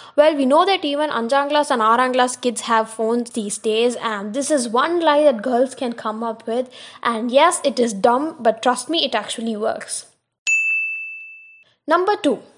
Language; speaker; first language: English; non-native, local second language; Tamil